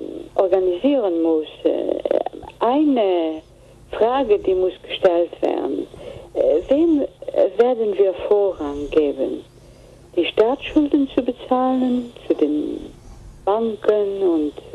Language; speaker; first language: German; non-native, fluent; Greek